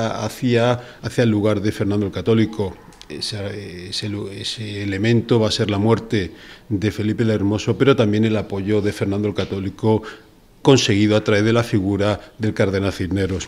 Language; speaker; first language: Spanish; native; Spanish